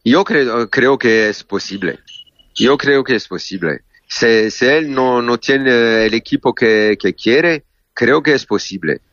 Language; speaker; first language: Spanish; non-native, learner; French